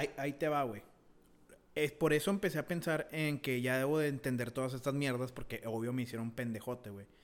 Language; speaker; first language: Spanish; early bilingual, heritage; Spanish